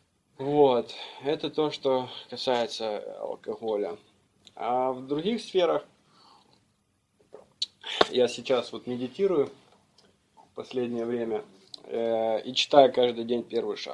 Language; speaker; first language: Russian; native; Russian